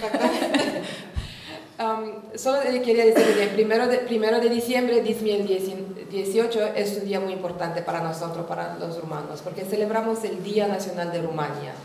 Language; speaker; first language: Spanish; non-native, learner; Romanian